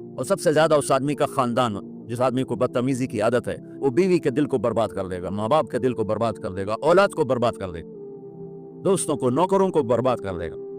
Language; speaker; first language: Urdu; non-native, local second language; Punjabi